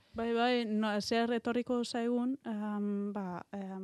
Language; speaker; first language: Basque; non-native, learner; German